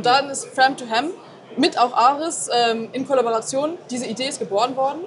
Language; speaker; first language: German; native; German